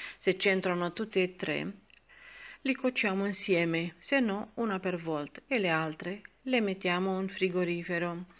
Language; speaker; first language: Italian; non-native, fluent; Romanian